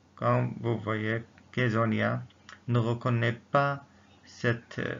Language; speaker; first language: French; non-native, local second language; Arabic